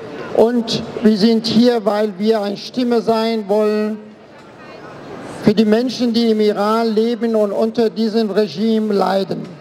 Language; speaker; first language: German; non-native, fluent; Persian